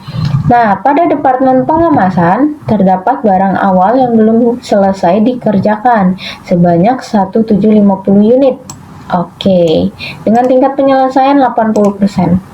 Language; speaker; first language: Indonesian; native; Indonesian